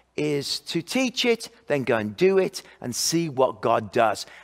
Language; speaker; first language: English; native; English